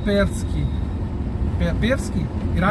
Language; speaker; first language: Russian; non-native, fluent; Hindi